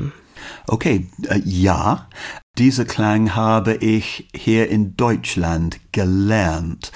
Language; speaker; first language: German; non-native, learner; English